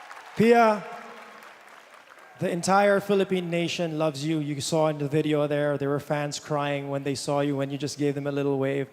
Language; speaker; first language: English; non-native, local second language; Filipino